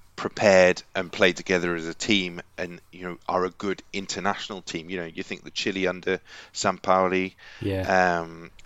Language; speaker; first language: English; native; English